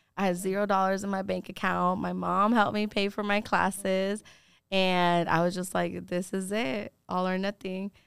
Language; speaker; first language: English; early bilingual, other home language; Spanish